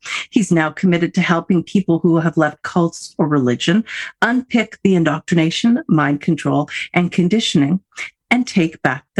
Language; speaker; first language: English; native; English